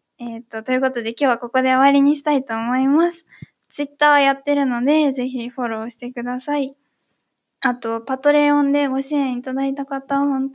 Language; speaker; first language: Japanese; native; Japanese